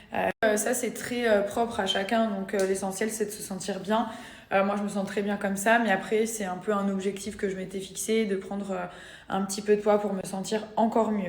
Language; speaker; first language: French; native; French